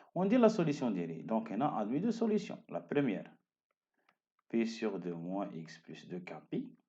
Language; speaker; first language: French; non-native, local second language; Arabic